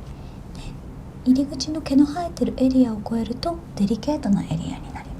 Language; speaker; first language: Japanese; native; Japanese